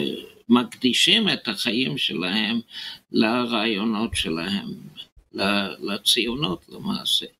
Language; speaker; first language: Hebrew; non-native, fluent; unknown